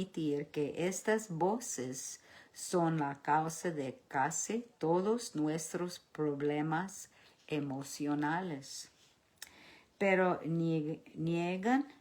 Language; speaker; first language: Spanish; early bilingual, heritage; Spanish